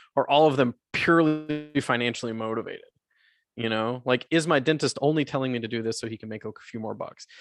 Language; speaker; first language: English; native; English